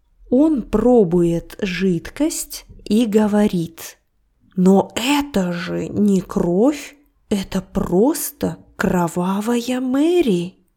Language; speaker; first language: Russian; native; Russian